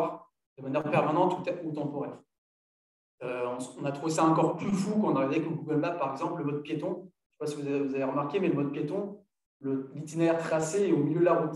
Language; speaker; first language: French; native; French